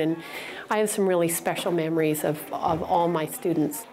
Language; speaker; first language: English; native; English